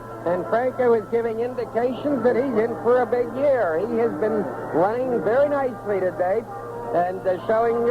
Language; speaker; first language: English; native; English